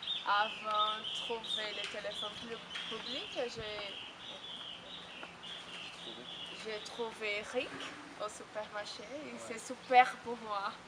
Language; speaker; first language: French; non-native, learner; Portuguese